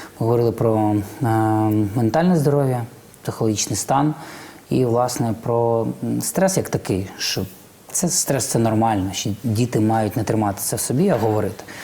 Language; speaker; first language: Ukrainian; non-native, local second language; Russian